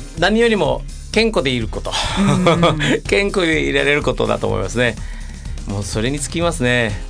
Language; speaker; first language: Japanese; non-native, fluent; Spanish